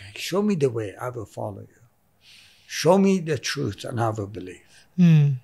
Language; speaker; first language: English; non-native, local second language; Persian